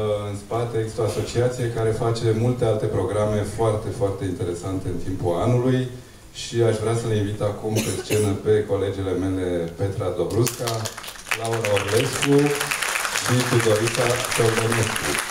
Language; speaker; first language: Romanian; native; Romanian